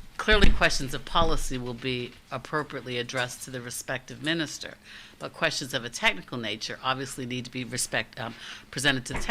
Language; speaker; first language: English; native; English